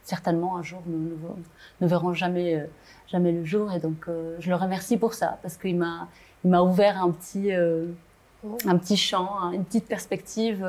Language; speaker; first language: French; non-native, local second language; Arabic